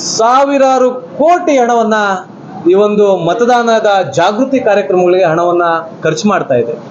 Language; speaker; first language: Kannada; non-native, local second language; Lambadi